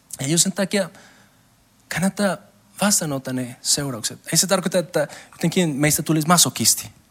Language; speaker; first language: Finnish; non-native, learner; Spanish